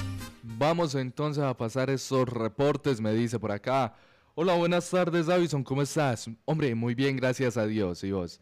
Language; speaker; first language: Spanish; native; Spanish